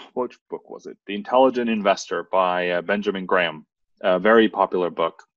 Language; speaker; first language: English; non-native, fluent; Norwegian